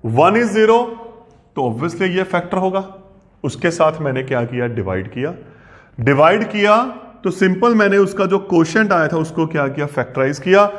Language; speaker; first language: Hindi; non-native, local second language; Punjabi